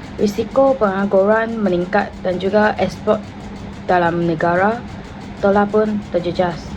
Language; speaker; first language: Malay; non-native, local second language; Chinese